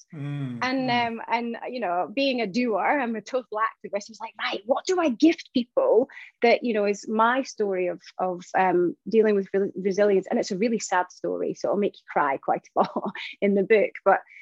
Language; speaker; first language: English; native; English